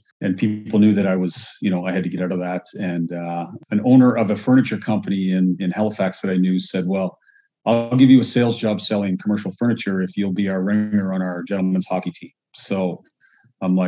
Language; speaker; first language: English; native; English